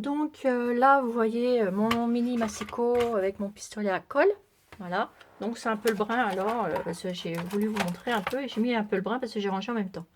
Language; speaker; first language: French; native; French